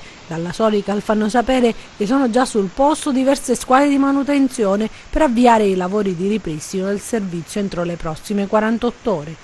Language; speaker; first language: Italian; native; Italian